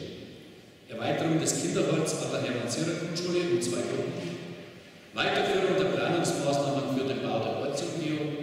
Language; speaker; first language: German; native; German